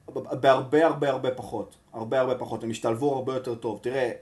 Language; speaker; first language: Hebrew; native; Hebrew